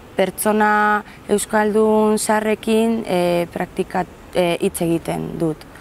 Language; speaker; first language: Basque; non-native, local second language; Spanish